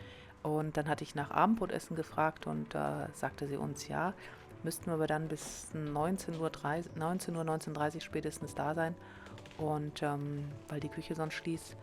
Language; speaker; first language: German; native; German